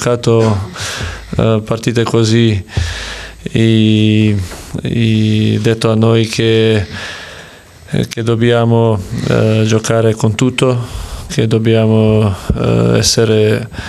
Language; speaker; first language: Italian; non-native, learner; Serbian